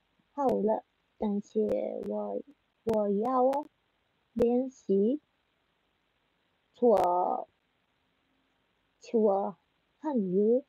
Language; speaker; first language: Chinese; non-native, learner; Japanese